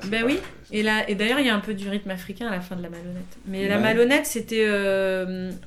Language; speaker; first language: French; native; French